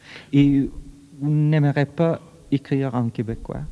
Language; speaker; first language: French; early bilingual, heritage; French